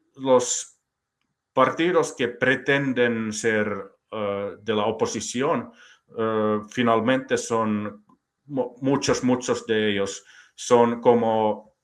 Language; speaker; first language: Spanish; non-native, fluent; Finnish